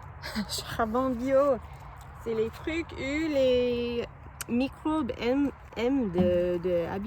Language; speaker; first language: French; non-native, learner; English